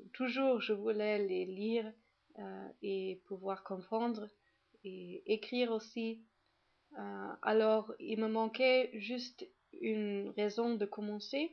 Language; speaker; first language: French; non-native, fluent; German